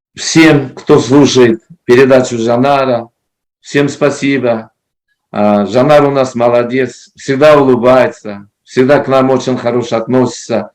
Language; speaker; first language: Russian; non-native, local second language; Kazakh